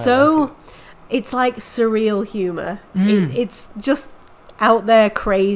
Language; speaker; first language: English; native; English